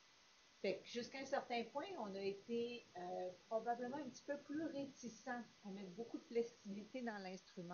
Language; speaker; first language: French; native; French